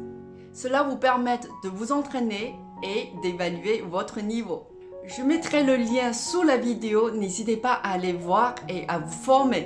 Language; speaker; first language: French; non-native, fluent; Chinese